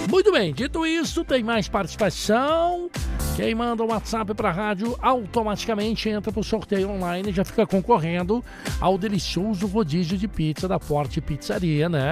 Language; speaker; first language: Portuguese; native; Portuguese